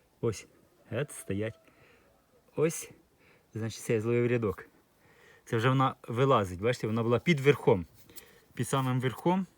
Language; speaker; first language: Ukrainian; native; Ukrainian